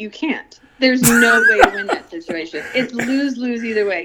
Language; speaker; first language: English; non-native, local second language; Filipino